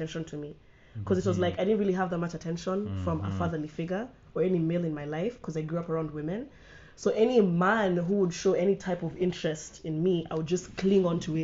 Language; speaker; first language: English; non-native, local second language; Swahili